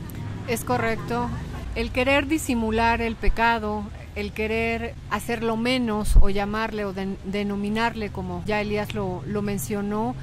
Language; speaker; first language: Spanish; native; Spanish